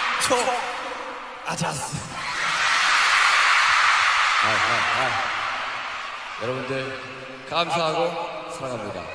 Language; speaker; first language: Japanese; non-native, learner; Korean